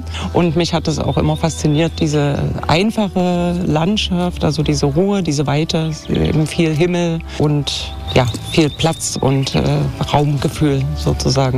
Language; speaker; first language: German; native; German